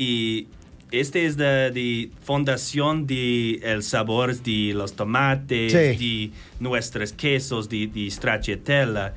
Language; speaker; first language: Spanish; non-native, learner; English